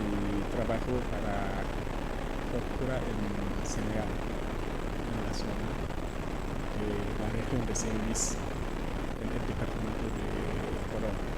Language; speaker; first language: Spanish; non-native, fluent; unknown